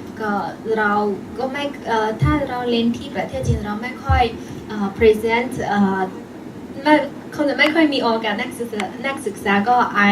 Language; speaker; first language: Thai; non-native, learner; Chinese